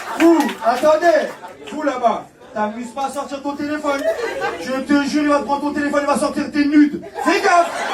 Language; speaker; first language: French; early bilingual, other home language; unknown